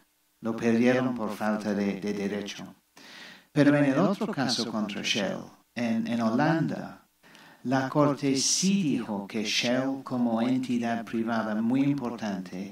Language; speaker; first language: Spanish; non-native, fluent; English